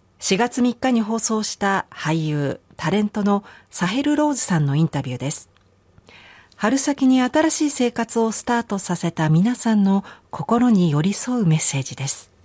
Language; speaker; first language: Japanese; native; Japanese